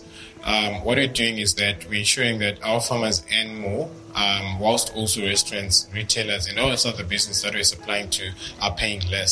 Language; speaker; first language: English; non-native, local second language; Shona